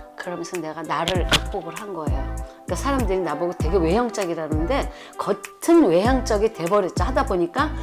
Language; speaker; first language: Korean; native; Korean